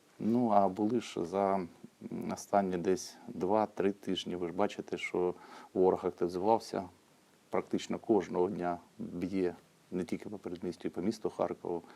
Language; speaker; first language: Ukrainian; native; Ukrainian